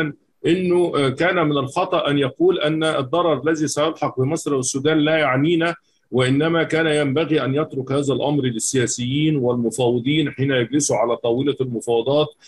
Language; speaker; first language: Arabic; native; Arabic